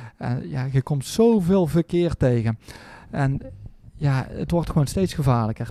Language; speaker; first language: Dutch; native; Dutch